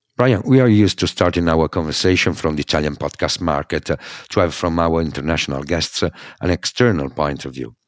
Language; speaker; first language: English; non-native, fluent; Italian